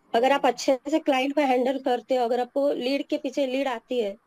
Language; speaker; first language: Hindi; non-native, local second language; Telugu